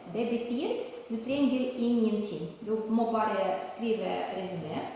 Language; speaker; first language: Norwegian; non-native, learner; Ukrainian